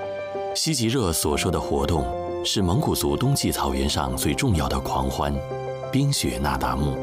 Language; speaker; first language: Chinese; native; Chinese